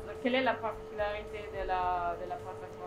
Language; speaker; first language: French; non-native, learner; English